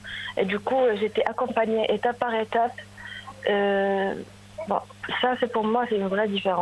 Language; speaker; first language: French; non-native, local second language; Arabic